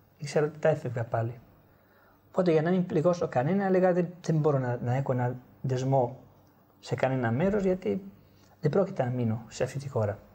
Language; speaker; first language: Greek; non-native, fluent; Italian